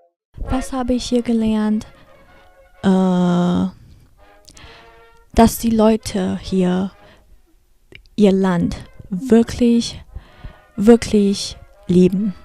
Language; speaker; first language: German; early bilingual, heritage; German